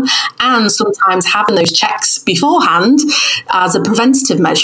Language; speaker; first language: English; native; English